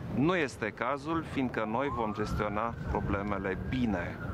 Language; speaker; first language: Romanian; non-native, local second language; German